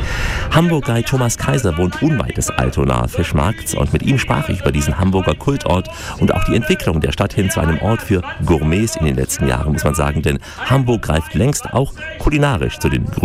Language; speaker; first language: German; native; German